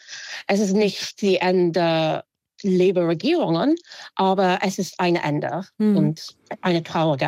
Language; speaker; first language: German; non-native, fluent; English